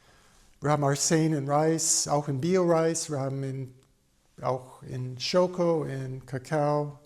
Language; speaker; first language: German; non-native, fluent; English